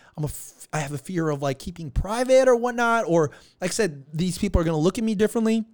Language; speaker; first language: English; early bilingual, other home language; Filipino